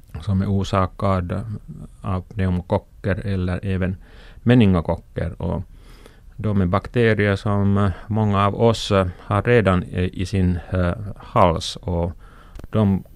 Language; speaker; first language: Swedish; non-native, local second language; Finnish